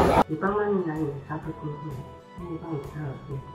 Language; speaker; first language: Chinese; native; Chinese